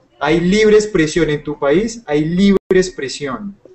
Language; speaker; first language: Spanish; native; Spanish